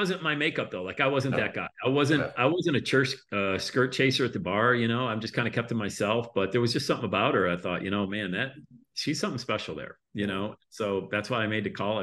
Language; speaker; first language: English; native; English